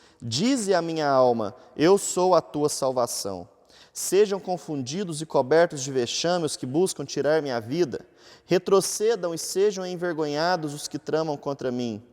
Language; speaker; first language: Portuguese; native; Portuguese